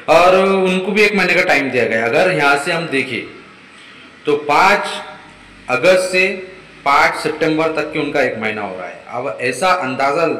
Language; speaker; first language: Hindi; non-native, local second language; Marathi